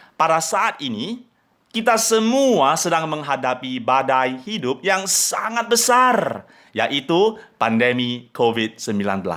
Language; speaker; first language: Indonesian; non-native, fluent; English